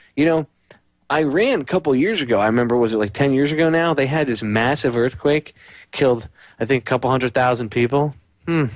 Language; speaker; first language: English; native; English